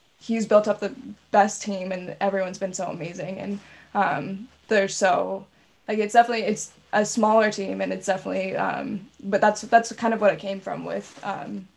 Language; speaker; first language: English; native; English